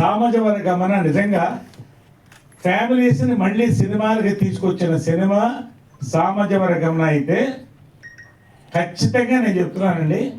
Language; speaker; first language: Telugu; native; Telugu